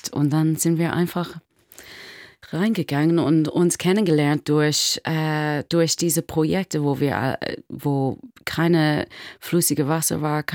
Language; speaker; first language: German; non-native, learner; English